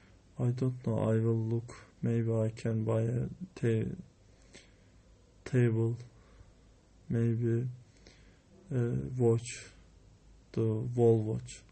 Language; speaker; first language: English; non-native, learner; Turkish